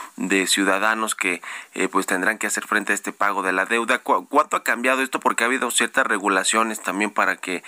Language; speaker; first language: Spanish; native; Spanish